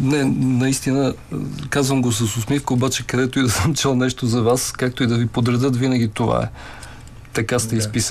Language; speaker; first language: Bulgarian; native; Bulgarian